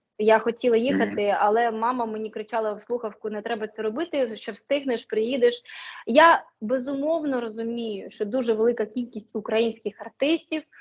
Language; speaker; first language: Ukrainian; non-native, local second language; Russian